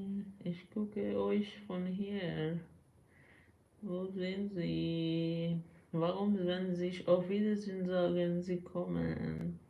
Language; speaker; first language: German; non-native, learner; Persian